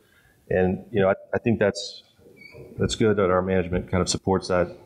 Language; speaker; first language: English; native; English